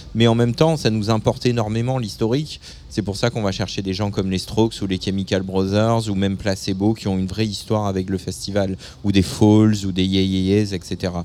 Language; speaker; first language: French; native; French